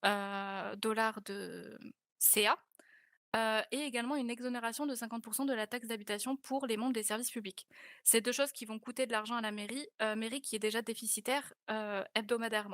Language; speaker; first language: French; native; French